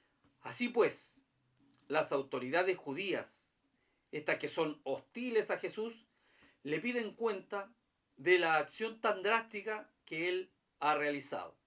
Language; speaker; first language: Spanish; native; Spanish